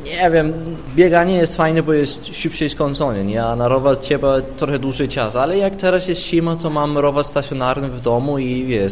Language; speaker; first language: Polish; non-native, fluent; Danish